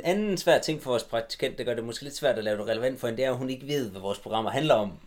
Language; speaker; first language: Danish; native; Danish